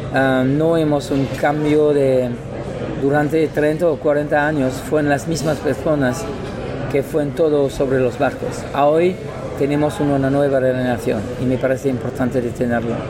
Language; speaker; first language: Spanish; non-native, learner; French